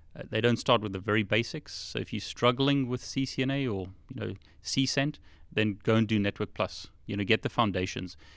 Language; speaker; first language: English; native; English